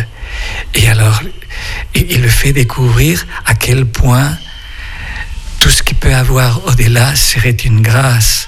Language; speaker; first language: French; non-native, fluent; Spanish